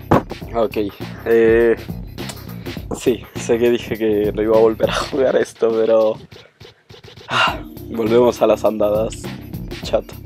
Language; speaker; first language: Spanish; native; Spanish